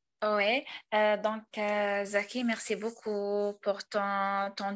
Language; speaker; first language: French; non-native, learner; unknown